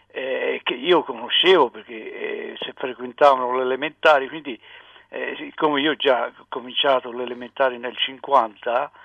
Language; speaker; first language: Italian; native; Italian